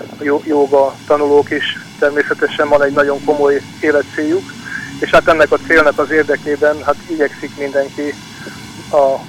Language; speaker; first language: Hungarian; native; Hungarian